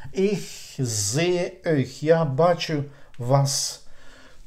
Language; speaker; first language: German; non-native, fluent; Ukrainian